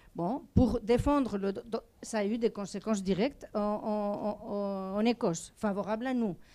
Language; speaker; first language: French; non-native, fluent; Spanish